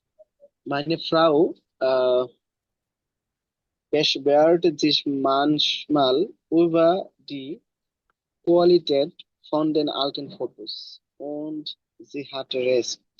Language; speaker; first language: German; non-native, learner; Bangla